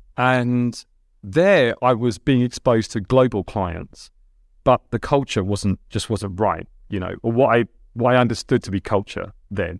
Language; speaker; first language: English; early bilingual, other home language; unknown